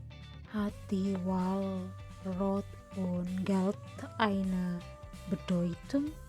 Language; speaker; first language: German; non-native, learner; Indonesian